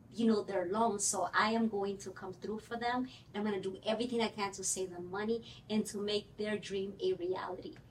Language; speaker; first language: English; early bilingual, other home language; Spanish